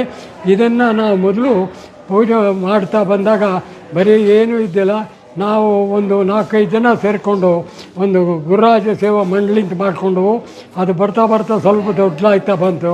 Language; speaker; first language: Kannada; native; Kannada